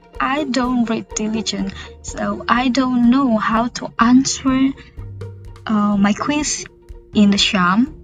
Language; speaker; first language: English; non-native, learner; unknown